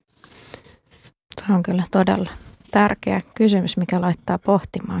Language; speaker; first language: Finnish; native; Finnish